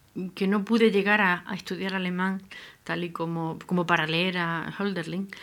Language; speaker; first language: Spanish; native; Spanish